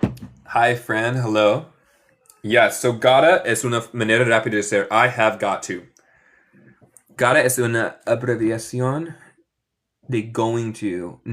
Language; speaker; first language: Spanish; non-native, fluent; English